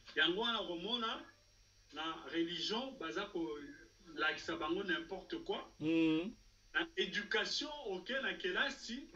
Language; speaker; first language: Lingala; non-native, local second language; Swahili